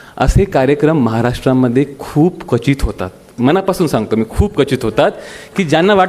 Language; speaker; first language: Marathi; non-native, local second language; Bhili